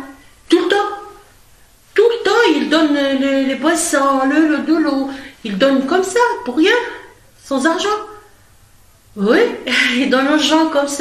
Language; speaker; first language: French; non-native, fluent; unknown